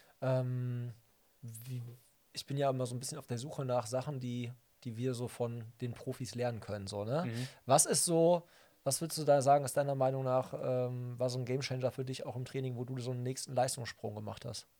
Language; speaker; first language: German; native; German